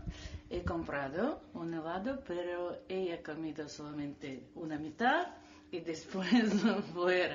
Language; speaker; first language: Spanish; non-native, learner; Russian